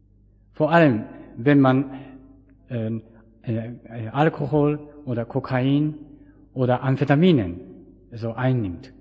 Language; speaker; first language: German; non-native, fluent; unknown